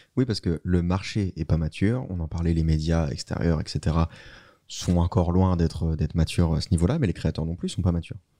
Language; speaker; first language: French; native; French